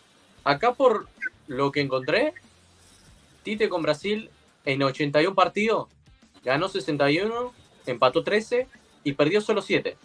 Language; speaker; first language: Spanish; native; Spanish